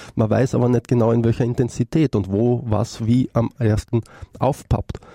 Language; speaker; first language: German; native; German